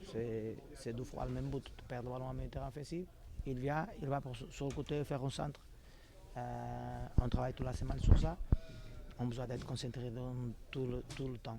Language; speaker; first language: French; non-native, fluent; Portuguese